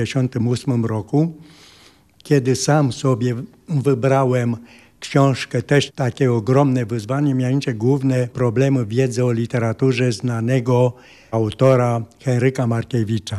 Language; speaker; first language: Polish; non-native, fluent; Romanian